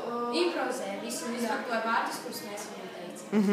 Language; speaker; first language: Latvian; non-native, local second language; Russian